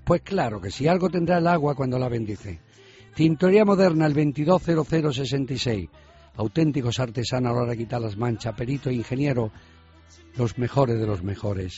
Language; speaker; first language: Spanish; native; Spanish